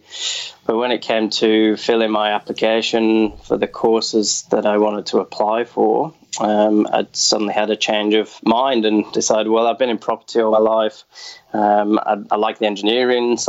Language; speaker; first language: English; native; English